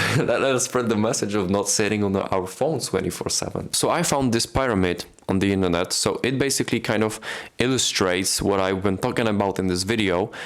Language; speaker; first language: English; non-native, fluent; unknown